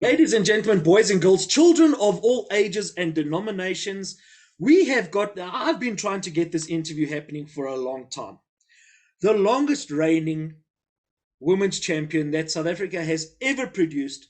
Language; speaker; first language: English; native; English